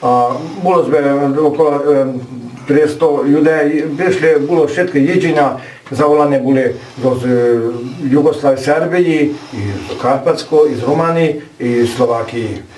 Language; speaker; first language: Ukrainian; early bilingual, heritage; Hungarian